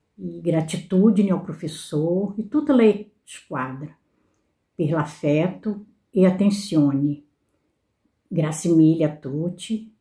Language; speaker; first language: Italian; non-native, learner; Portuguese